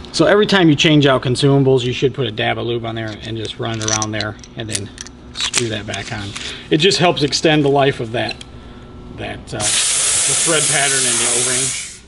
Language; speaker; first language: English; native; English